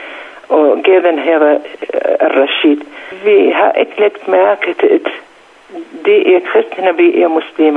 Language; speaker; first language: Danish; non-native, learner; Central Kurdish